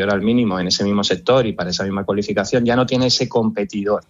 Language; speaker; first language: Spanish; native; Spanish